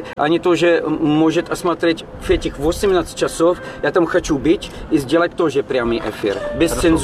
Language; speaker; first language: Russian; non-native, learner; Czech